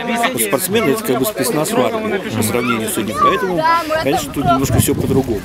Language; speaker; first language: Russian; native; Russian